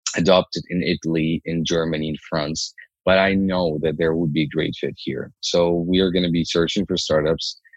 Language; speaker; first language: English; non-native, fluent; Ukrainian